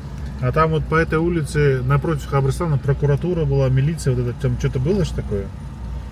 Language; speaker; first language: Russian; native; Russian